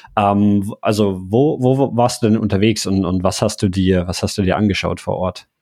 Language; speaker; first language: German; native; German